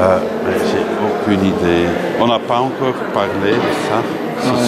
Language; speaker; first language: French; non-native, local second language; Dutch